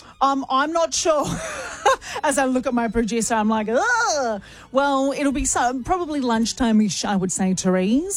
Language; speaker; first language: English; native; English